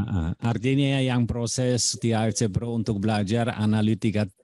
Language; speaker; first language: Indonesian; non-native, fluent; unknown